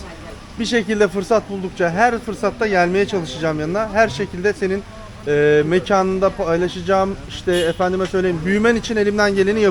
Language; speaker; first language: Turkish; native; Turkish